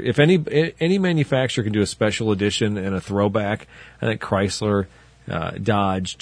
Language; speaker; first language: English; native; English